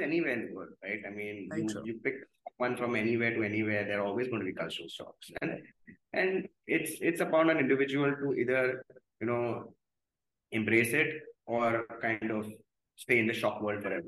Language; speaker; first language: English; non-native, local second language; Gujarati